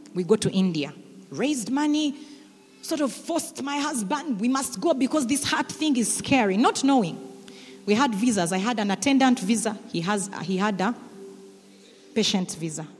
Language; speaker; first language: English; non-native, local second language; Ganda